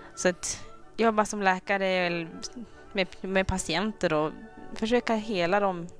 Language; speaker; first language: Swedish; early bilingual, other home language; Kinyarwanda